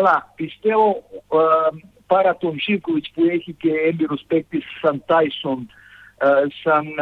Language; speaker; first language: Greek; non-native, fluent; Serbian